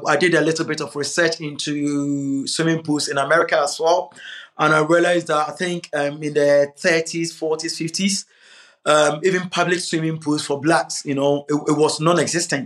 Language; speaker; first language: English; non-native, local second language; Akan